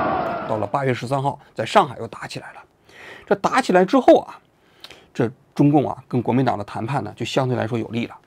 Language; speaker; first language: Chinese; native; Chinese